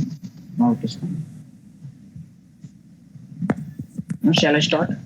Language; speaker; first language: English; non-native, learner; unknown